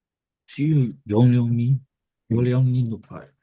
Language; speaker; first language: Korean; non-native, learner; Burmese